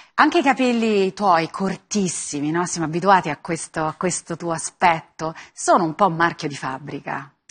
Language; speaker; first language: Italian; native; Italian